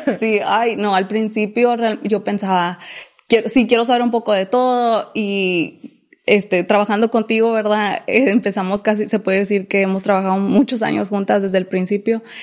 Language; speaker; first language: Spanish; early bilingual, heritage; English